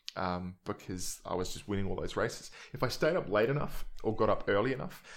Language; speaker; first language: English; native; English